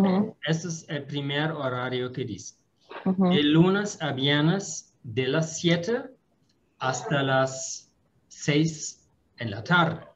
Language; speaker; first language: Spanish; non-native, fluent; German